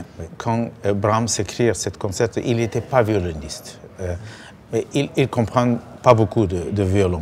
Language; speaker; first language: French; non-native, learner; Russian